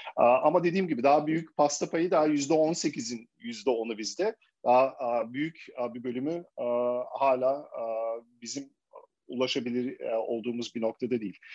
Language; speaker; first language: Turkish; early bilingual, heritage; Turkish